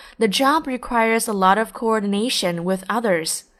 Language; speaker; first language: English; non-native, fluent; Chinese